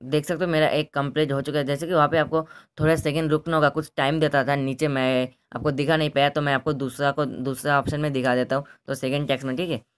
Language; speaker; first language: Hindi; non-native, local second language; Bangla